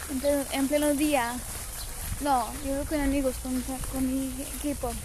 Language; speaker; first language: Spanish; non-native, fluent; Bulgarian